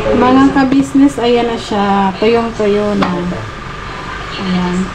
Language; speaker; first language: Filipino; non-native, local second language; Bikol